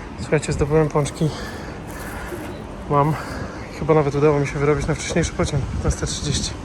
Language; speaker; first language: Polish; native; Polish